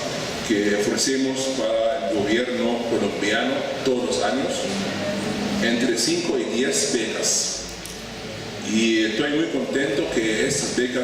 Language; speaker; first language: Spanish; non-native, fluent; Arabic